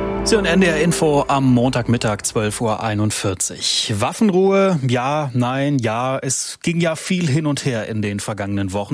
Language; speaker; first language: German; native; German